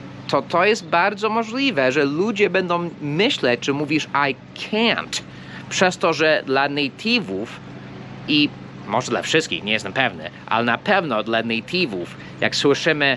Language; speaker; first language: Polish; non-native, fluent; English